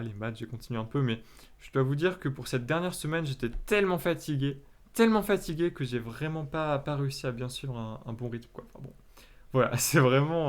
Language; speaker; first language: French; native; French